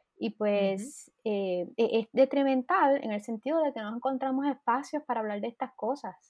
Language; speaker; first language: Spanish; native; Spanish